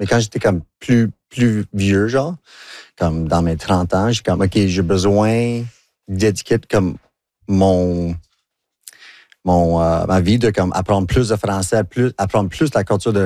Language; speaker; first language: French; non-native, local second language; English